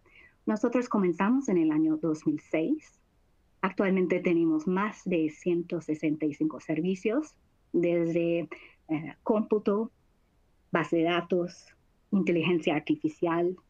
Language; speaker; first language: Spanish; non-native, fluent; English